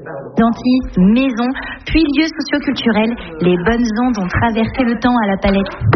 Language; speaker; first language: French; native; French